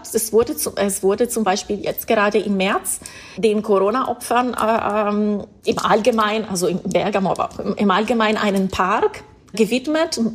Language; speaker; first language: German; non-native, fluent; Italian